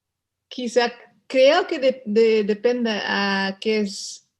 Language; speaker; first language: Spanish; non-native, learner; Dutch